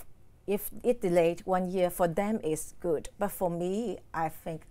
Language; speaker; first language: English; non-native, learner; Cantonese